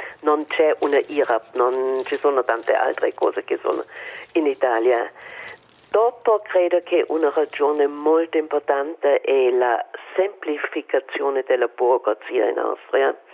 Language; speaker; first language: Italian; non-native, fluent; German